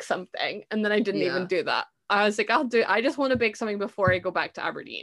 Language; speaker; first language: English; native; English